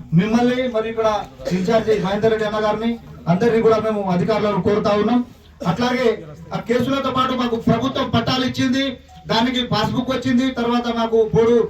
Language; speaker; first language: Telugu; native; Telugu